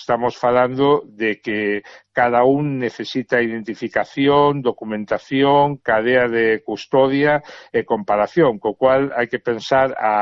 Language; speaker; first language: Galician; native; Galician